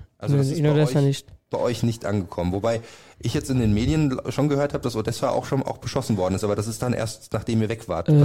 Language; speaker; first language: German; native; German